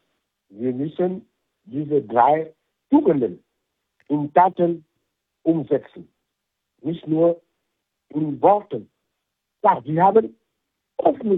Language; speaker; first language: German; non-native, fluent; French